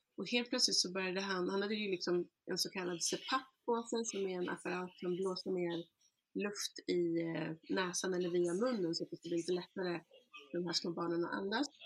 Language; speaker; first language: Swedish; early bilingual, other home language; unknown